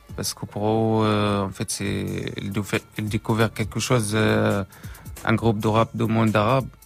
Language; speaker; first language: French; non-native, fluent; Arabic